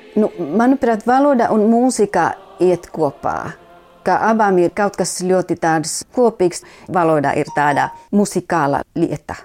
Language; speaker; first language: Latvian; non-native, fluent; Finnish